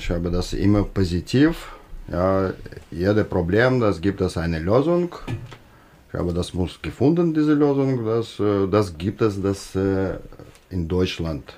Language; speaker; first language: German; non-native, learner; Russian